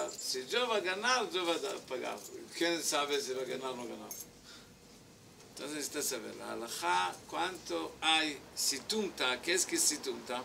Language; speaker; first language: Spanish; non-native, learner; Hebrew